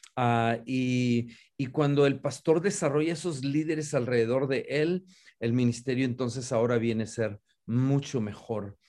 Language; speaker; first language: Spanish; native; Spanish